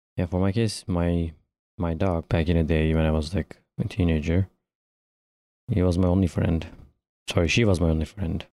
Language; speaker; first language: English; non-native, fluent; Turkish